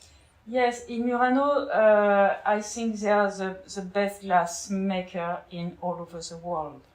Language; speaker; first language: English; non-native, learner; French